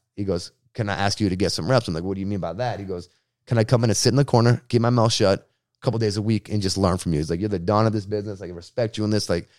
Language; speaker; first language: English; native; English